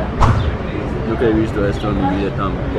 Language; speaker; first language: Spanish; non-native, fluent; English